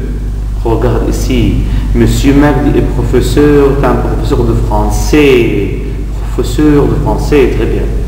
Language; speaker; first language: French; non-native, fluent; Arabic